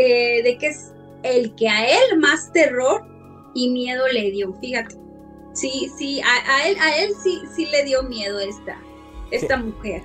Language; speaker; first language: Spanish; native; Spanish